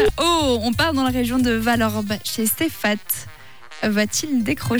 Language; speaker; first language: French; native; French